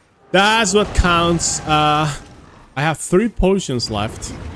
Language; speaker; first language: English; non-native, fluent; Spanish